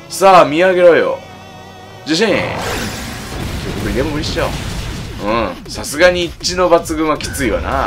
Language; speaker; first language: Japanese; native; Japanese